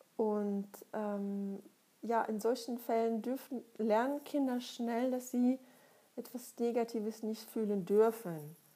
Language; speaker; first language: German; non-native, fluent; Russian